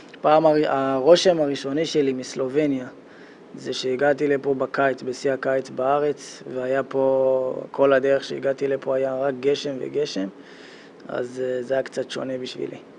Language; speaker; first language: Hebrew; early bilingual, other home language; Amharic